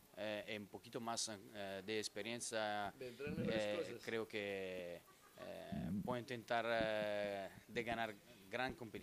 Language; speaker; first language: Spanish; non-native, learner; Italian